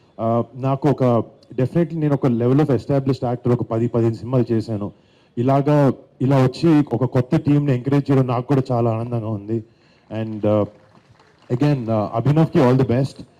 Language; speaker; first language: Telugu; native; Telugu